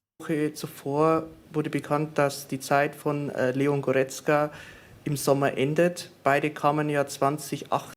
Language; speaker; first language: German; native; German